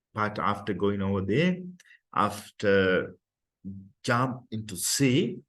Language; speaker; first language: English; non-native, local second language; Sinhala